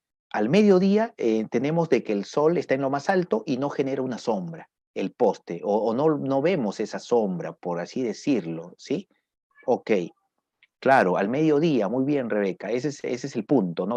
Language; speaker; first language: Spanish; native; Spanish